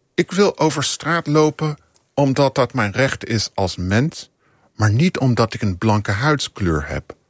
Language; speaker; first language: Dutch; non-native, fluent; English